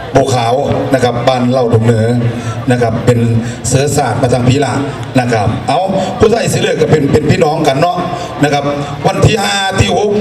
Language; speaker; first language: Thai; non-native, local second language; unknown